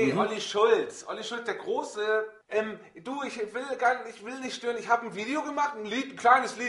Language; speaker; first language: German; native; German